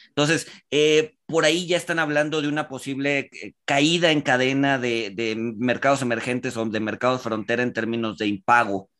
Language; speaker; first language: Spanish; native; Spanish